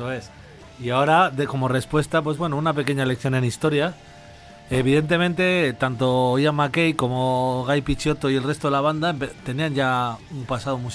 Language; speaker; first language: Spanish; native; Spanish